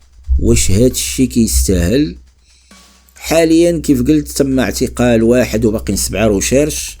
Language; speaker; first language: Arabic; native; Arabic